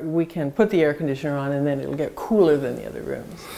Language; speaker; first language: English; native; English